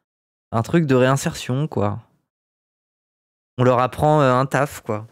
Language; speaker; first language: French; native; French